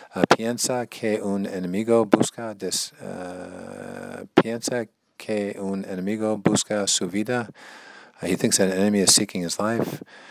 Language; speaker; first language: English; native; English